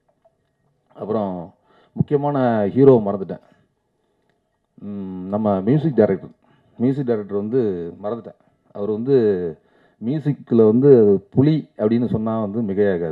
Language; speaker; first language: Tamil; native; Tamil